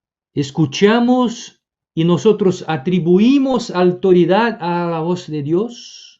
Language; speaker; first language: Spanish; non-native, fluent; Portuguese